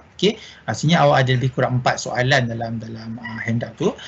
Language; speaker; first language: English; non-native, local second language; Malay